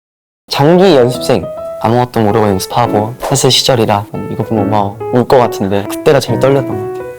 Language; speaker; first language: Korean; non-native, fluent; Japanese